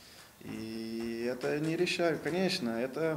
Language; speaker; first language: Russian; non-native, learner; Portuguese